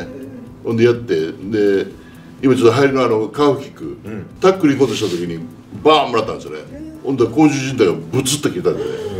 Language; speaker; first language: Japanese; native; Japanese